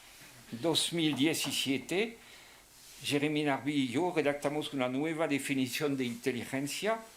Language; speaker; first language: Spanish; non-native, fluent; French